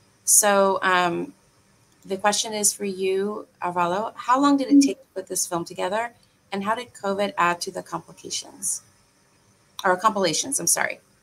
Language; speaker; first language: English; native; English